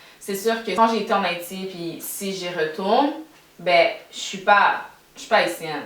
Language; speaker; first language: French; native; French